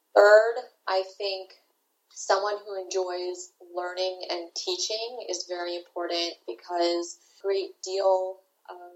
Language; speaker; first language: English; native; English